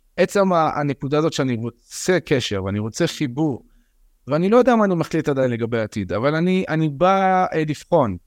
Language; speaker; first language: Hebrew; early bilingual, other home language; French